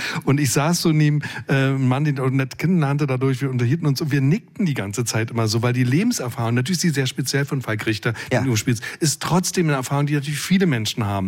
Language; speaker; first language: German; native; German